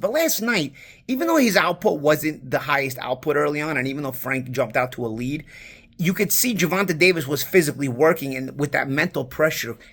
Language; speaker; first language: English; native; English